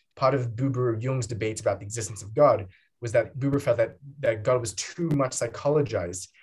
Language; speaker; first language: English; native; English